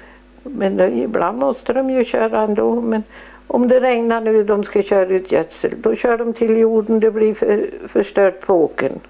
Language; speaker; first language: Swedish; native; Swedish